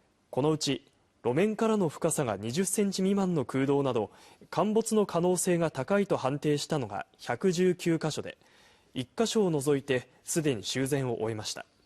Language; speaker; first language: Japanese; native; Japanese